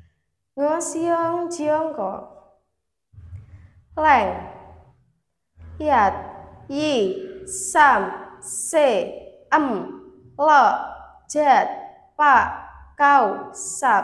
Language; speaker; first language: Cantonese; non-native, learner; Indonesian